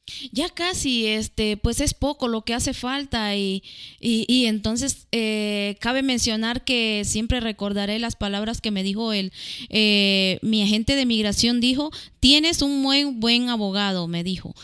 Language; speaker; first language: Spanish; native; Spanish